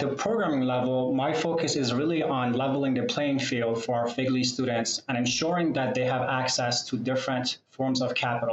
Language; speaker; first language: English; non-native, fluent; Persian